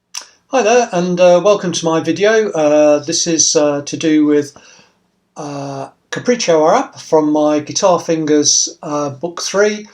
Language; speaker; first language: English; native; English